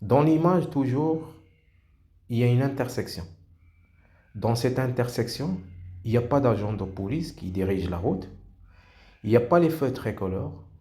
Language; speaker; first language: French; non-native, local second language; Arabic